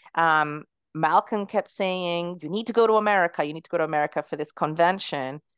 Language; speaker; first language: English; early bilingual, other home language; Spanish